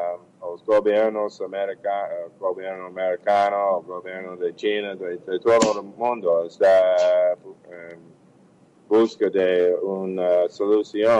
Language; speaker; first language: Portuguese; non-native, learner; English